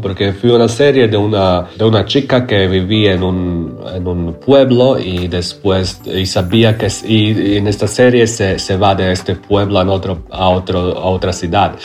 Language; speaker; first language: Spanish; non-native, learner; Croatian